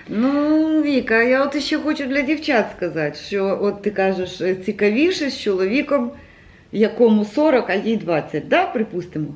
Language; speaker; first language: Ukrainian; native; Ukrainian